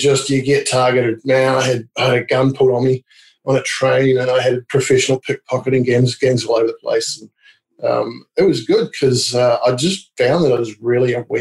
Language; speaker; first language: English; native; English